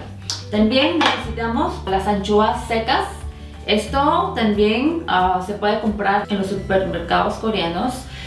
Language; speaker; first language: Spanish; non-native, fluent; Korean